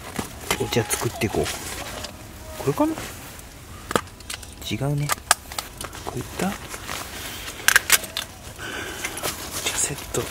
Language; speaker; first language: Japanese; native; Japanese